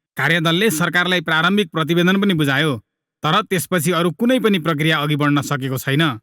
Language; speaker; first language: Nepali; native; Nepali